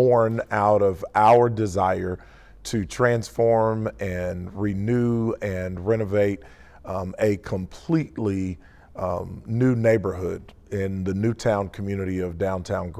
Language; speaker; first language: English; native; English